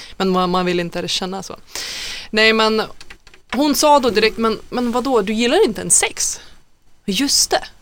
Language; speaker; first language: Swedish; non-native, fluent; Lithuanian